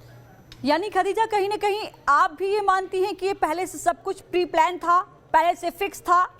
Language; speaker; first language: Hindi; native; Hindi